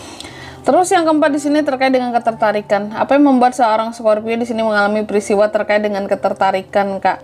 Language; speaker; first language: Indonesian; native; Indonesian